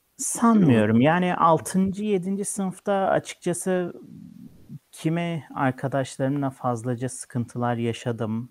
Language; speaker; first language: Turkish; native; Turkish